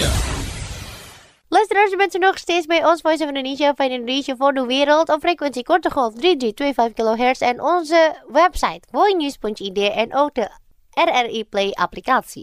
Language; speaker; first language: Dutch; non-native, fluent; Indonesian